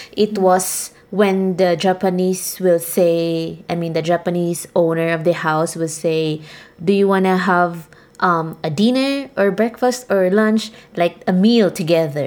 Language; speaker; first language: English; non-native, local second language; Cebuano